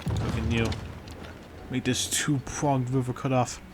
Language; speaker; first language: English; native; English